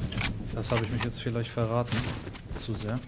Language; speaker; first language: German; native; German